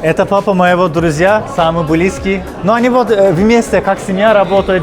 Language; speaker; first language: Russian; non-native, fluent; Turkish